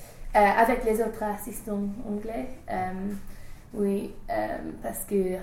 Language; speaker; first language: French; non-native, learner; English